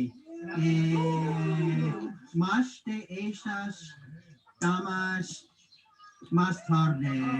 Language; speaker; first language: Spanish; non-native, learner; English